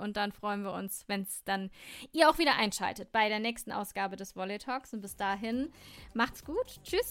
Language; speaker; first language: German; native; German